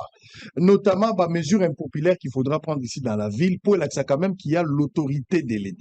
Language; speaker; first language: French; non-native, local second language; Lingala